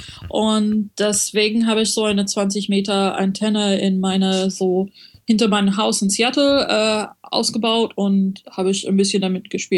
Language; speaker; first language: German; non-native, learner; French